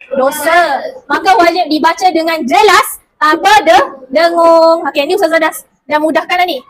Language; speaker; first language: Malay; native; Malay